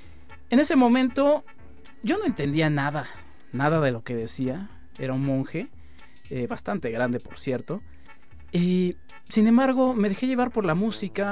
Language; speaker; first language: Spanish; native; Spanish